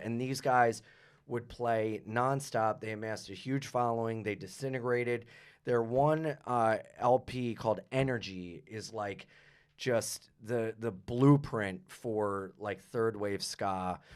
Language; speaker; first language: English; native; English